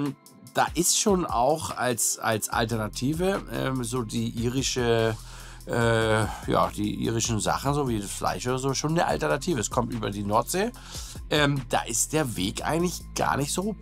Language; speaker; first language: German; native; German